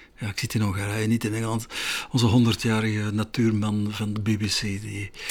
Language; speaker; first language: Dutch; native; Dutch